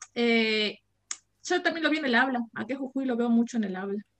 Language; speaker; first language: Spanish; native; Spanish